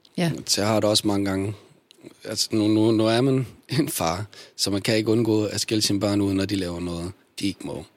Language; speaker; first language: Danish; early bilingual, other home language; Bosnian